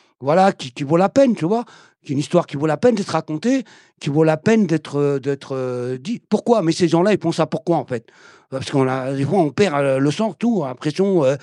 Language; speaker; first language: French; early bilingual, other home language; Arabic